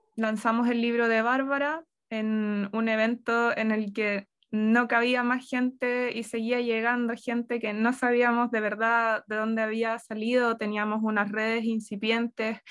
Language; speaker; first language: Spanish; native; Spanish